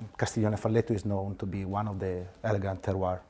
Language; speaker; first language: English; non-native, fluent; Italian